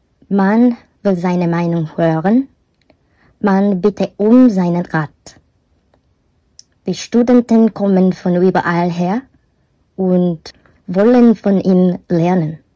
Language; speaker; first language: German; non-native, learner; Korean